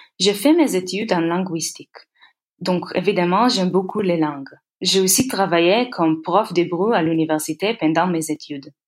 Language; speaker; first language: French; non-native, fluent; Hebrew